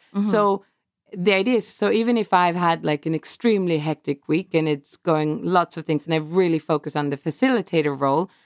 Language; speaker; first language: English; non-native, fluent; Swedish